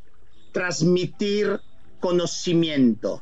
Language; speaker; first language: Spanish; non-native, fluent; Italian